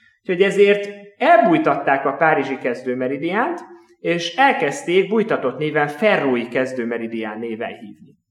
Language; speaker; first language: Hungarian; native; Hungarian